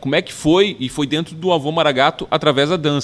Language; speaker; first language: Portuguese; native; Portuguese